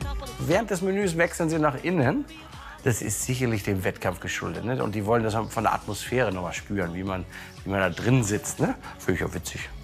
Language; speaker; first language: German; native; German